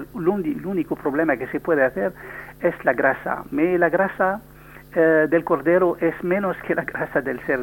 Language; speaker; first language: Spanish; non-native, learner; French